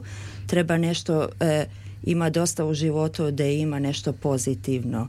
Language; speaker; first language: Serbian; early bilingual, heritage; Serbian